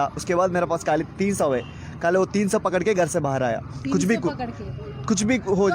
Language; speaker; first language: Hindi; non-native, local second language; Telugu